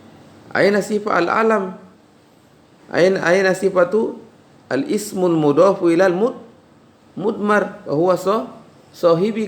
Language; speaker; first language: Arabic; non-native, learner; Indonesian